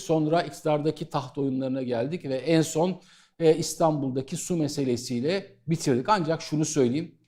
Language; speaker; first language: Turkish; native; Turkish